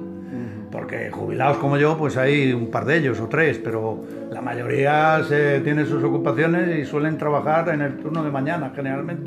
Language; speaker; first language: Spanish; native; Spanish